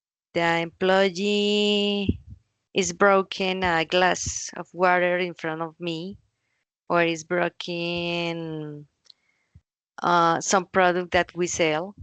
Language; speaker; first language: English; non-native, learner; Spanish